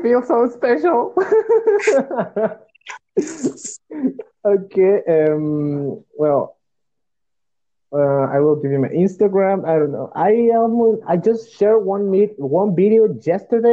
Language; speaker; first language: English; non-native, learner; Spanish